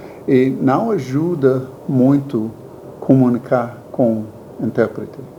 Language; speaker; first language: Portuguese; non-native, learner; English